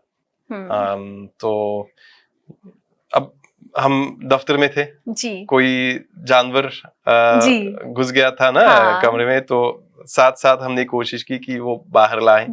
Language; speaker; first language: Hindi; non-native, fluent; Dutch